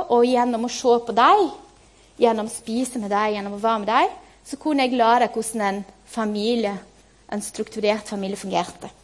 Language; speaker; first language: Norwegian; non-native, fluent; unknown